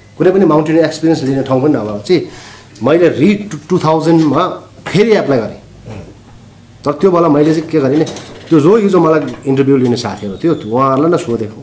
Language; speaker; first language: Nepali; non-native, local second language; Sherpa